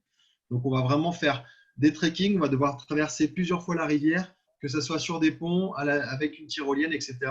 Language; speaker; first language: French; native; French